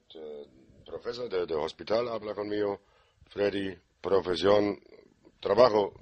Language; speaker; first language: Spanish; non-native, learner; German